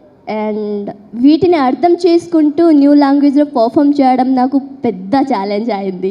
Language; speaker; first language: Telugu; early bilingual, heritage; Telugu